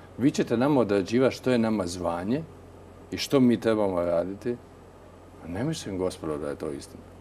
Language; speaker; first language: Croatian; native; Croatian